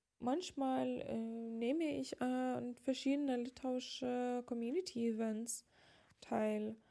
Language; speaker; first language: German; non-native, fluent; Lithuanian